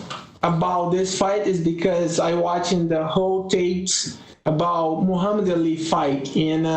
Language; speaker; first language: English; non-native, learner; Portuguese